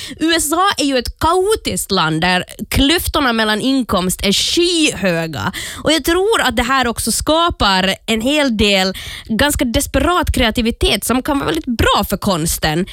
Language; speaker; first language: Swedish; native; Swedish